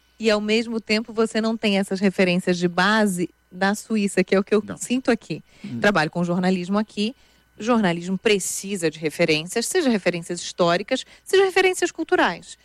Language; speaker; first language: Portuguese; native; Portuguese